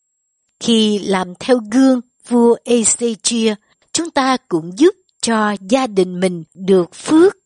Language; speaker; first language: Vietnamese; native; Vietnamese